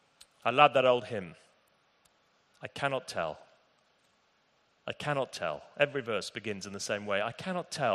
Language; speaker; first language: English; native; English